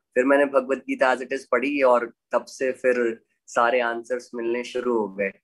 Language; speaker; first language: Hindi; native; Hindi